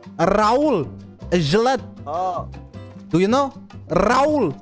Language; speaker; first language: English; non-native, learner; French